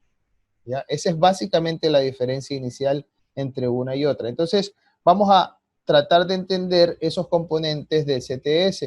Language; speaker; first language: Spanish; native; Spanish